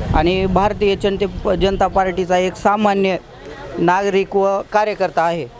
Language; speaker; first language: Marathi; native; Marathi